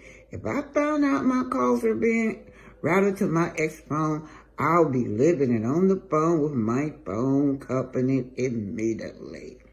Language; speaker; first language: English; native; English